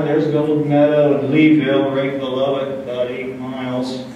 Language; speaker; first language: English; native; English